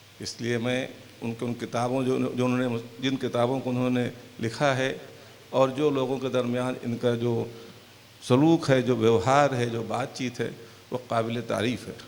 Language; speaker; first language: Urdu; native; Urdu